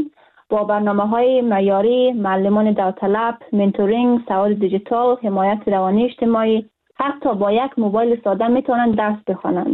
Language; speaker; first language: Persian; native; Persian